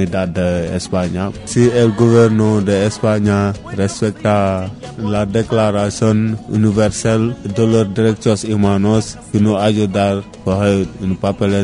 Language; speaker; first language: Spanish; non-native, learner; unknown